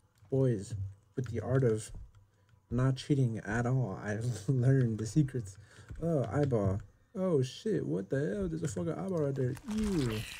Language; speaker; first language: English; native; English